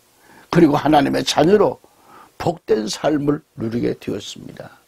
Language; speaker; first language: Korean; native; Korean